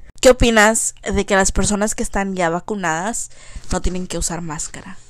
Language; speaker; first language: Spanish; early bilingual, heritage; Spanish